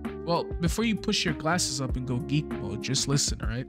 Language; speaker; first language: English; native; English